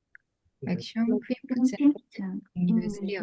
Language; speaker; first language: German; non-native, learner; Korean